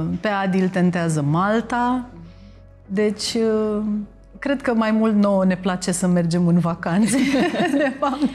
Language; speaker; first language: Romanian; native; Romanian